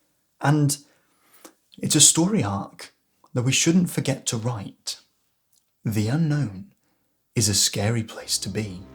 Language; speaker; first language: English; native; English